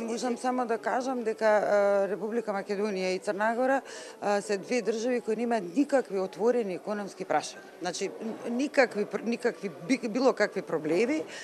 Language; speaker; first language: Macedonian; native; Macedonian